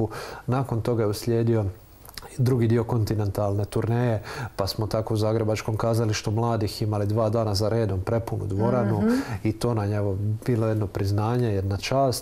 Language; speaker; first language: Croatian; native; Croatian